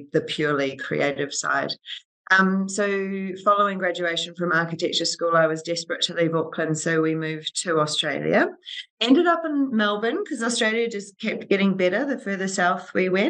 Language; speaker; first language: English; native; English